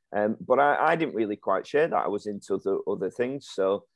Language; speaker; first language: English; native; English